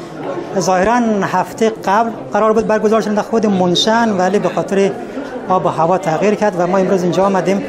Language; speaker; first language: Persian; native; Persian